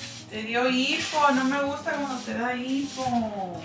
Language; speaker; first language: Spanish; early bilingual, other home language; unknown